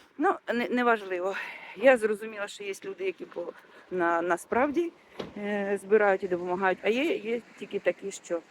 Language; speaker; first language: Ukrainian; non-native, local second language; Russian